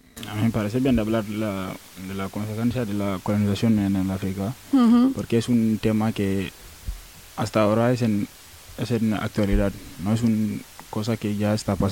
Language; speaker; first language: Spanish; non-native, learner; Wolof